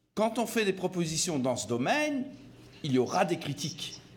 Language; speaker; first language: French; non-native, fluent; Dutch